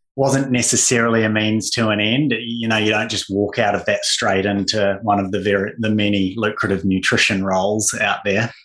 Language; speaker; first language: English; native; English